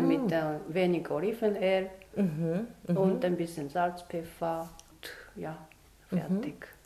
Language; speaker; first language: German; non-native, fluent; Japanese